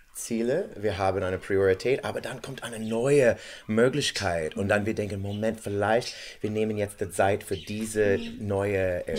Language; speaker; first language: German; non-native, fluent; English